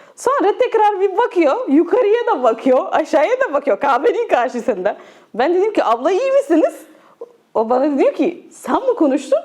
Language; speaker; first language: Turkish; non-native, fluent; Arabic